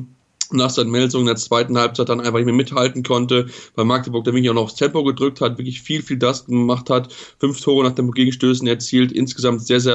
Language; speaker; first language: German; native; German